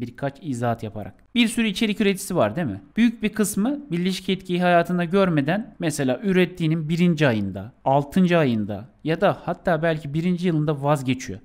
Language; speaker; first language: Turkish; native; Turkish